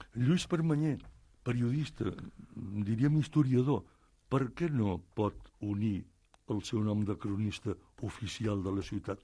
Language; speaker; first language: Catalan; native; Catalan